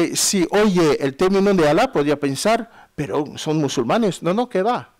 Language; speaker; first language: Spanish; non-native, fluent; French